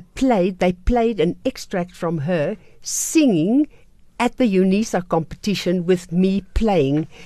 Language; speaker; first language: English; non-native, local second language; Afrikaans